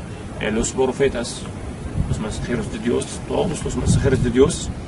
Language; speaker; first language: Spanish; non-native, learner; Arabic